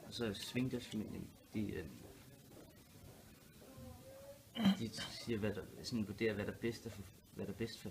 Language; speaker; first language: Danish; native; Danish